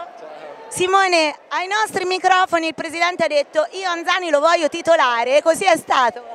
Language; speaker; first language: Italian; native; Italian